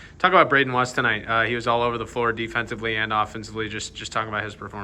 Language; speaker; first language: English; native; English